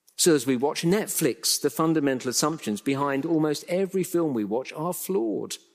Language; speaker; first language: English; native; English